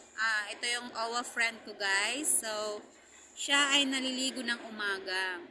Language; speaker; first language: Filipino; native; Filipino